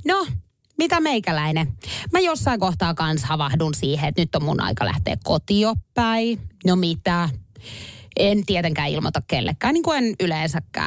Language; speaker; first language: Finnish; native; Finnish